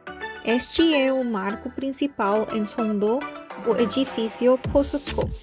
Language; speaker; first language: Portuguese; non-native, fluent; Korean